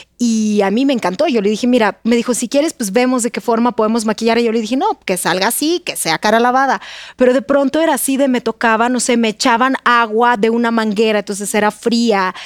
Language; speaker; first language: Spanish; non-native, fluent; Russian